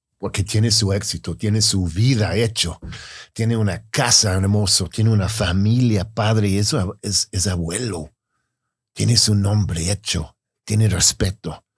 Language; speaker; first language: Spanish; non-native, fluent; English